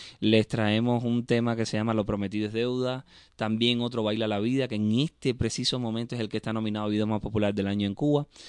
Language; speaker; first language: Spanish; native; Spanish